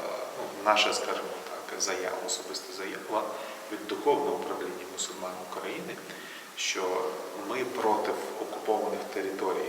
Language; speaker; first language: Ukrainian; non-native, local second language; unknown